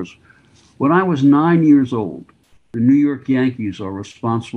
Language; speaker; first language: English; native; English